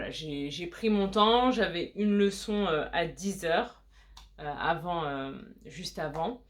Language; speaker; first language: French; native; French